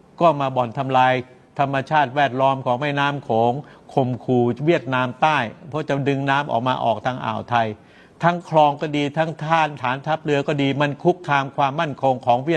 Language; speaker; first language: Thai; native; Thai